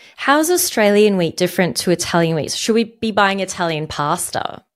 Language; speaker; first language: English; non-native, fluent; Arabic